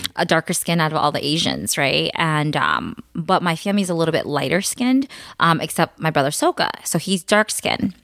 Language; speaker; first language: English; early bilingual, other home language; Khmer